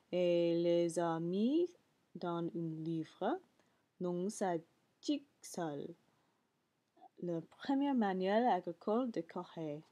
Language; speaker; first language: French; non-native, learner; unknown